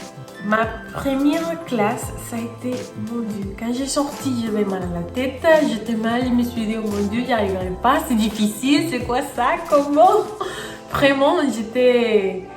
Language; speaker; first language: French; non-native, fluent; Spanish